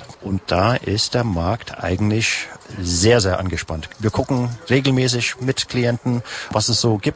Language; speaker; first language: German; native; German